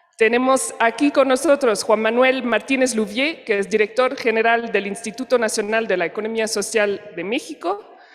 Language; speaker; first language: Spanish; non-native, fluent; French